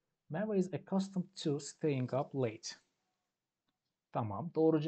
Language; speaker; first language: English; non-native, fluent; Turkish